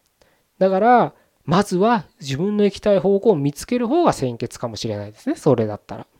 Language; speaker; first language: Japanese; native; Japanese